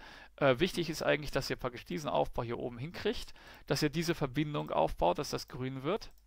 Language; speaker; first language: German; native; German